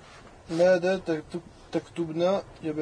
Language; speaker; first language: Arabic; non-native, learner; French